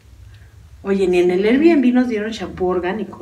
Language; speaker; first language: Spanish; native; Spanish